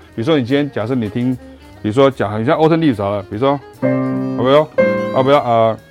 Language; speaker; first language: Chinese; native; Chinese